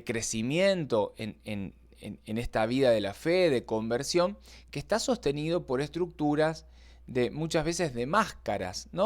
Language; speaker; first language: Spanish; native; Spanish